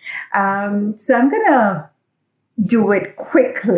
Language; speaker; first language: English; non-native, local second language; Assamese